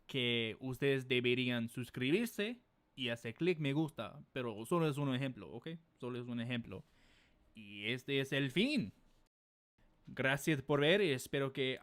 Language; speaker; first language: Spanish; non-native, fluent; English